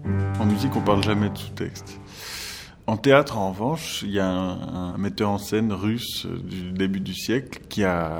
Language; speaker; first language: French; native; French